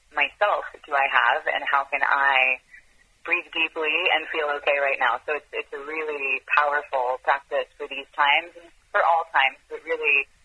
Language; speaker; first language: English; non-native, fluent; Hebrew